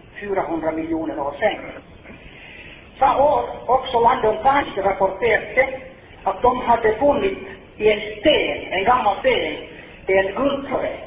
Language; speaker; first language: Swedish; non-native, fluent; Finnish